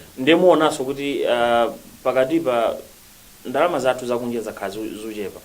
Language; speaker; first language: Nyanja; native; Nyanja